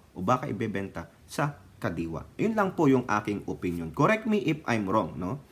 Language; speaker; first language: Filipino; native; Filipino